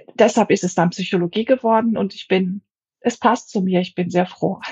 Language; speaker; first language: German; non-native, fluent; Greek